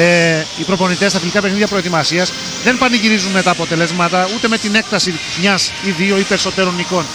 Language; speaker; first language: Greek; native; Greek